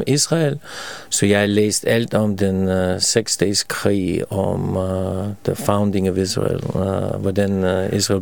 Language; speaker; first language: Danish; non-native, fluent; Russian